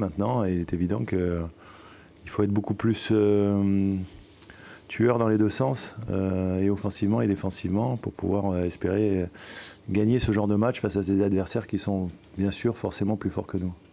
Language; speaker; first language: French; native; French